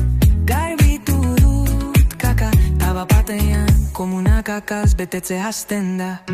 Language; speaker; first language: Basque; non-native, local second language; Spanish